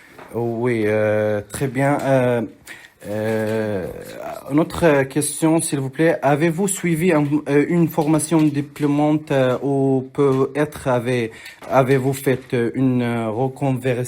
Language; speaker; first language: French; non-native, learner; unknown